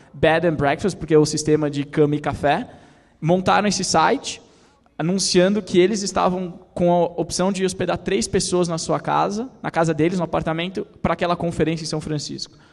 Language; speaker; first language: Portuguese; native; Portuguese